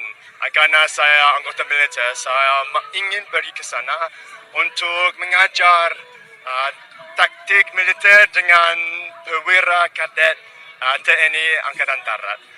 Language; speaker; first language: Indonesian; non-native, fluent; English